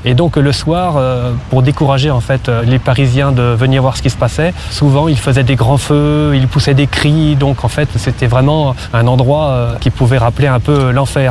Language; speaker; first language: French; native; French